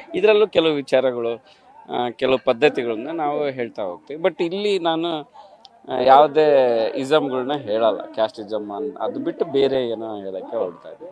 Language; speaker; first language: Kannada; native; Kannada